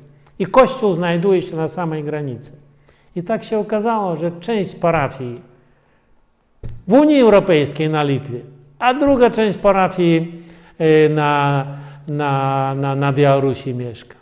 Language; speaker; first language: Polish; non-native, fluent; Russian